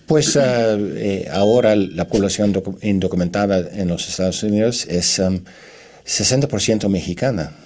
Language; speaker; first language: Spanish; non-native, fluent; English